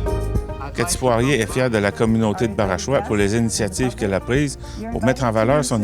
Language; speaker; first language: French; native; French